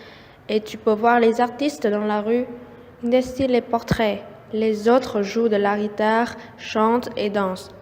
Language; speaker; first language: French; non-native, learner; Vietnamese